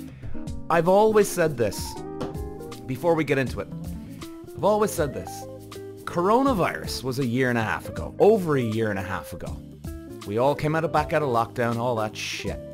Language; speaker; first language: English; native; English